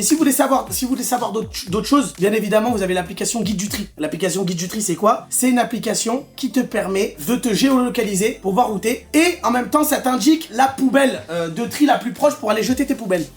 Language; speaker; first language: French; native; French